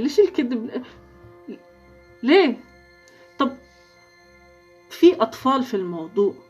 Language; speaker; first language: Arabic; native; Arabic